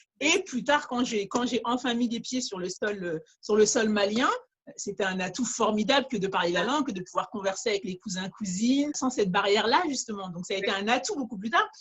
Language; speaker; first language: French; early bilingual, other home language; Bambara